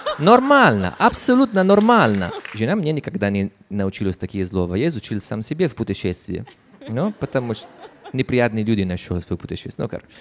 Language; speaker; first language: Russian; non-native, fluent; Italian